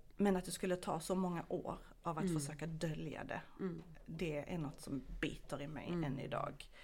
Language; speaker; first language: Swedish; early bilingual, other home language; Bosnian